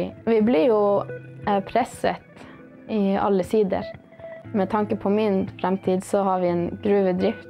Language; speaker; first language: Norwegian; non-native, local second language; Northern Sami